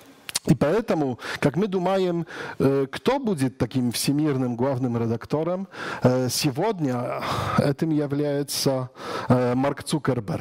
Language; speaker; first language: Russian; non-native, learner; Polish